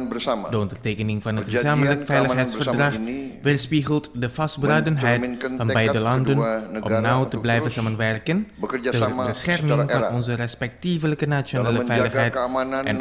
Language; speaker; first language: Dutch; non-native, fluent; Indonesian